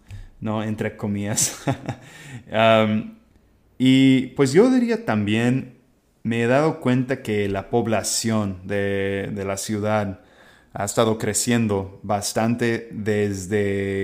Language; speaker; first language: Spanish; non-native, fluent; English